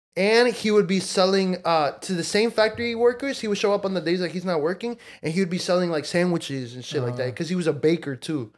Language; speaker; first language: English; early bilingual, other home language; Spanish